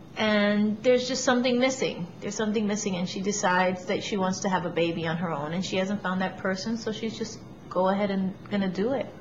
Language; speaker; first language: English; early bilingual, other home language; Spanish